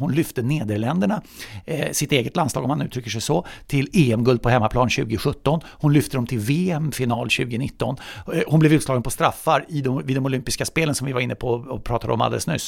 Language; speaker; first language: Swedish; native; Swedish